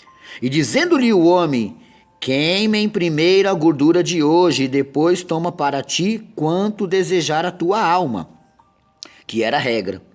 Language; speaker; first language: Portuguese; native; Portuguese